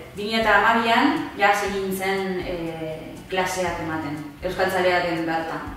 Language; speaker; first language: Basque; non-native, fluent; Spanish